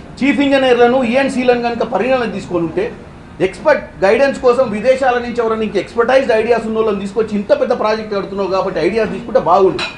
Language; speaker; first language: Telugu; native; Telugu